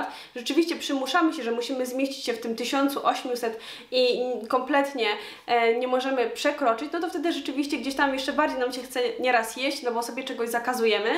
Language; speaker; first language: Polish; native; Polish